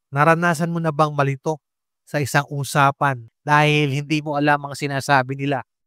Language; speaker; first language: Filipino; native; Filipino